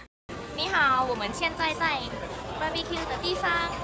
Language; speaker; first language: Chinese; non-native, learner; English